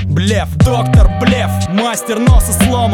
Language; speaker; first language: Russian; native; Russian